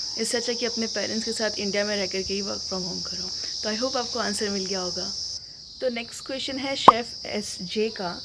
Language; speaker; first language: Hindi; native; Hindi